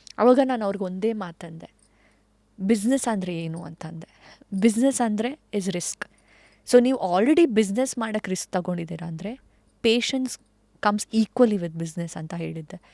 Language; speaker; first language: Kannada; non-native, local second language; Tulu